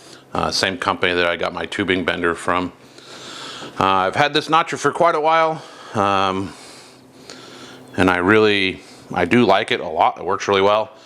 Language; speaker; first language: English; native; English